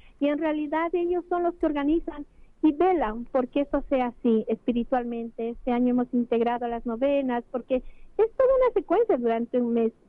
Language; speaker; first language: Spanish; native; Spanish